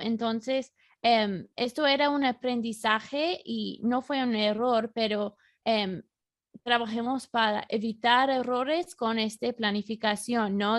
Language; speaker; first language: Spanish; non-native, fluent; English